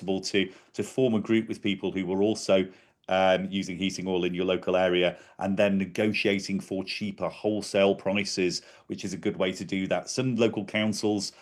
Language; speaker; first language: English; native; English